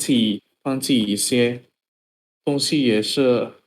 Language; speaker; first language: Chinese; non-native, learner; Indonesian